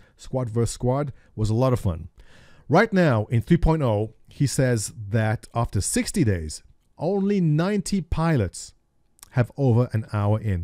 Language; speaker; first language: English; native; English